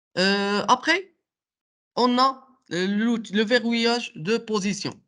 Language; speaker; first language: French; non-native, local second language; Arabic